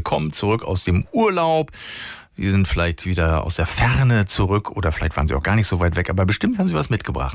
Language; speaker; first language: German; native; German